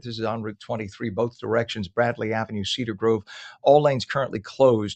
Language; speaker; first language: English; native; English